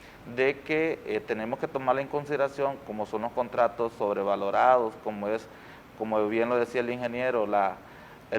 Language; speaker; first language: Spanish; native; Spanish